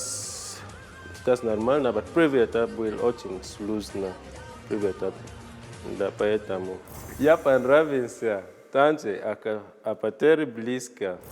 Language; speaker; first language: Russian; non-native, learner; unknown